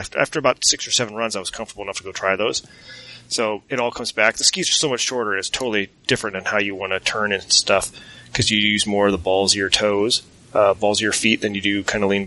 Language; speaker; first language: English; native; English